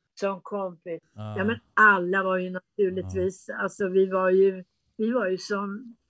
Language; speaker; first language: Swedish; native; Swedish